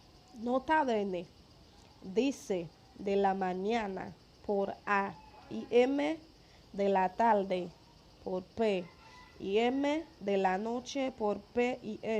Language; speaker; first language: Spanish; non-native, fluent; Haitian Creole